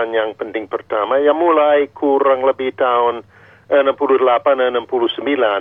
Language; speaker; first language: Indonesian; non-native, fluent; English